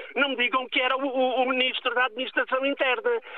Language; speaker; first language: Portuguese; native; Portuguese